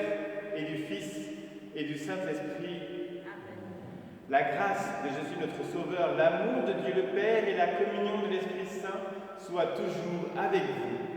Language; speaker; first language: French; native; French